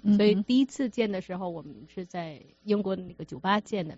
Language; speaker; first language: Chinese; native; Chinese